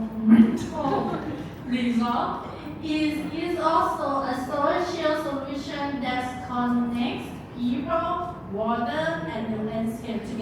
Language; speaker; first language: English; non-native, learner; Thai